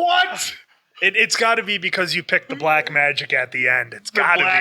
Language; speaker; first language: English; native; English